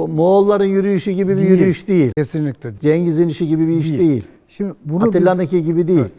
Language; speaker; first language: Turkish; native; Turkish